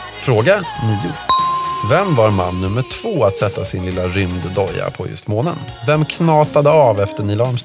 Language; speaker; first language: Swedish; native; Swedish